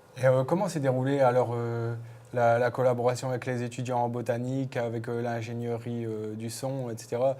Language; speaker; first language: French; native; French